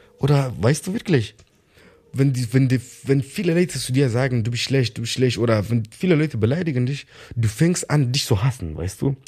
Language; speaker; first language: German; non-native, learner; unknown